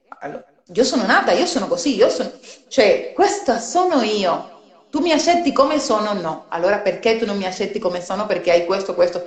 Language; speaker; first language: Italian; non-native, fluent; Spanish